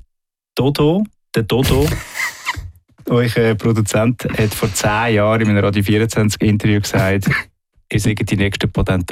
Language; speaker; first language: German; native; German